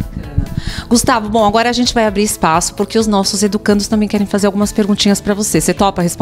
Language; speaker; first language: Portuguese; native; Portuguese